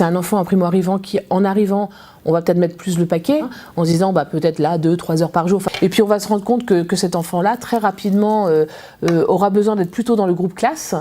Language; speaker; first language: French; native; French